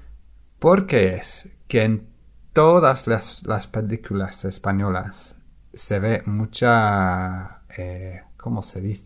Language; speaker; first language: Spanish; non-native, fluent; English